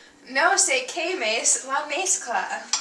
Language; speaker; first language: Spanish; non-native, learner; English